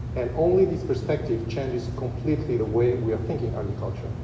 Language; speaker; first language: English; non-native, fluent; French